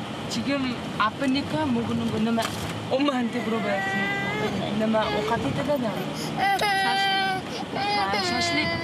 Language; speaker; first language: Korean; non-native, learner; Uzbek